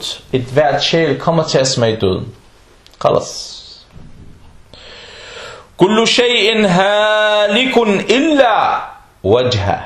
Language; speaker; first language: Danish; non-native, fluent; Arabic